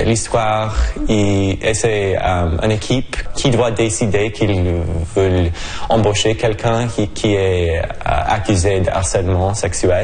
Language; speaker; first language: French; non-native, local second language; English